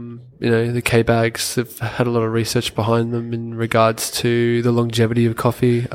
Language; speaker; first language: English; native; English